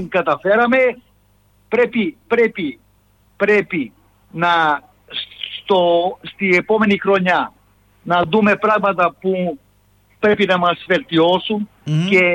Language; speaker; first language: Greek; non-native, fluent; Serbian